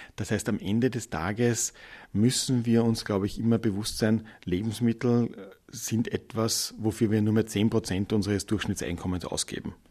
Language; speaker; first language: German; native; German